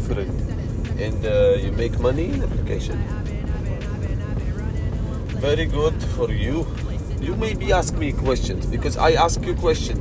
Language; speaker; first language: English; non-native, learner; Russian